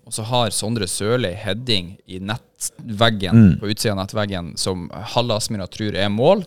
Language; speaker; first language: Norwegian; native; Norwegian